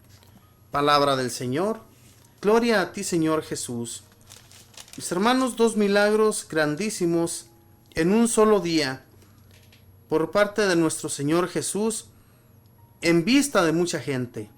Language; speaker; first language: Spanish; native; Spanish